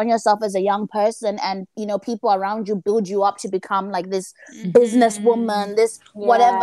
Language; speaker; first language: English; early bilingual, other home language; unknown